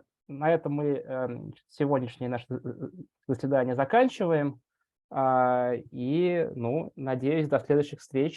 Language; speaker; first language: Russian; native; Russian